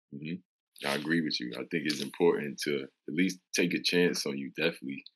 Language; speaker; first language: English; native; English